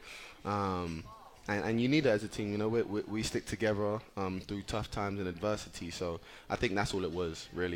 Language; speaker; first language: English; native; English